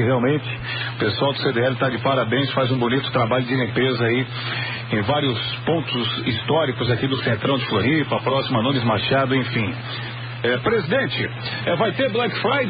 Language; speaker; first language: Portuguese; native; Portuguese